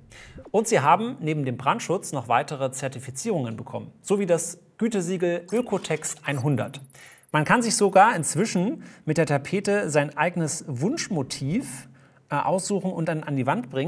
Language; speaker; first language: German; native; German